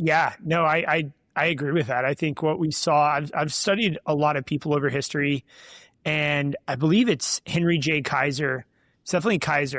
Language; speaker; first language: English; native; English